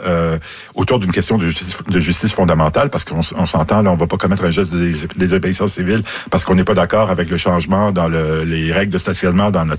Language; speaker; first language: French; native; French